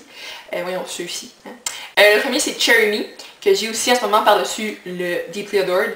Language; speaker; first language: French; native; French